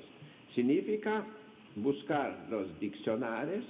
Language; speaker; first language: Spanish; non-native, fluent; Slovenian